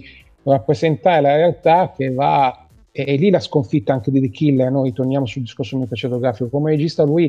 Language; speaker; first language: Italian; native; Italian